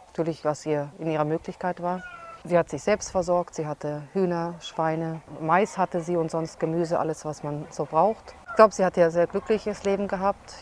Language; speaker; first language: German; early bilingual, other home language; Hungarian